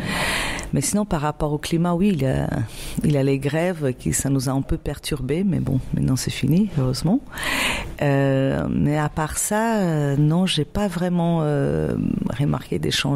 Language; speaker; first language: French; non-native, fluent; Portuguese